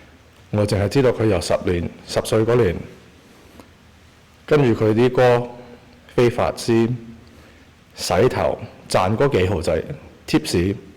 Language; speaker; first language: Cantonese; early bilingual, heritage; Cantonese